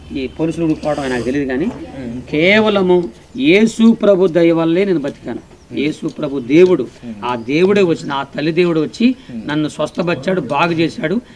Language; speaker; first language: Telugu; non-native, local second language; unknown